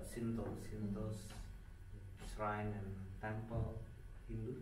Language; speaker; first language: English; non-native, fluent; Indonesian